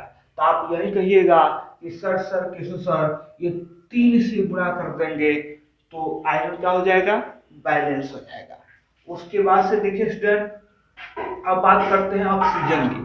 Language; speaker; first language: Hindi; native; Hindi